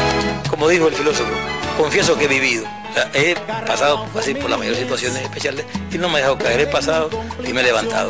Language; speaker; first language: Spanish; native; Spanish